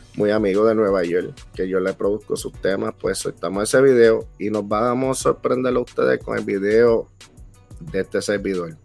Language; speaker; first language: Spanish; native; Spanish